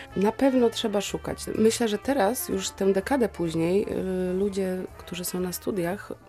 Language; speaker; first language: Polish; native; Polish